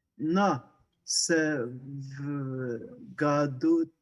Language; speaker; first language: Russian; non-native, learner; Hungarian